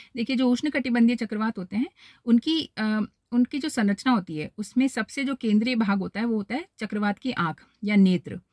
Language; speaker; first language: Hindi; native; Hindi